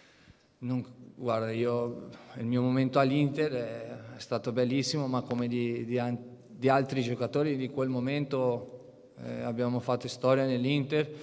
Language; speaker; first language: Italian; non-native, fluent; Portuguese